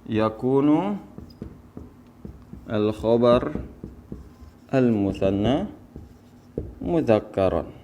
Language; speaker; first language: Arabic; non-native, fluent; Indonesian